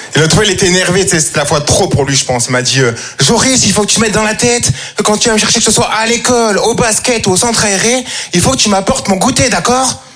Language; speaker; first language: French; native; French